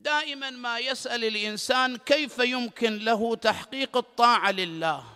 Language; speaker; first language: Arabic; native; Arabic